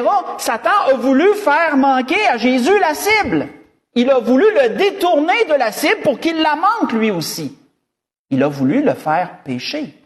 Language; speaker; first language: French; native; French